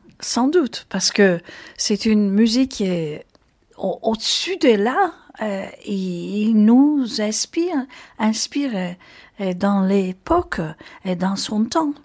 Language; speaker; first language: French; non-native, fluent; Turkish